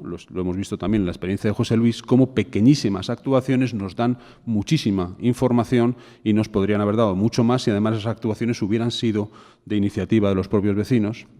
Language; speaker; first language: Spanish; native; Spanish